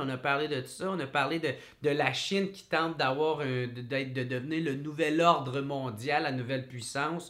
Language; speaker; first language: French; native; French